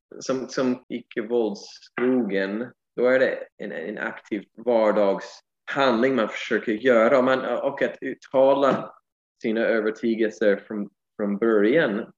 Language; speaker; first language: Swedish; non-native, fluent; English